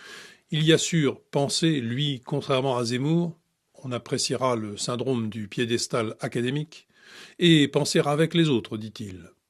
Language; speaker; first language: French; native; French